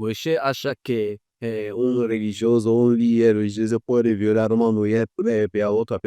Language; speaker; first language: Portuguese; non-native, fluent; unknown